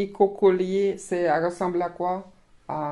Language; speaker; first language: French; non-native, learner; Russian